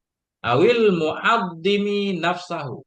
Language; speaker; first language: Arabic; non-native, fluent; Indonesian